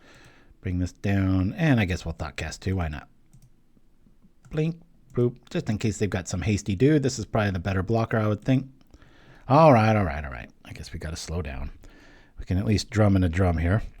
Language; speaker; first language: English; native; English